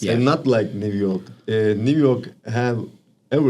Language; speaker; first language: English; non-native, learner; Turkish